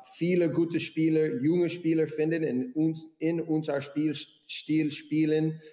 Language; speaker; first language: German; non-native, fluent; English